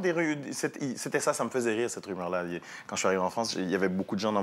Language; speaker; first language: French; native; French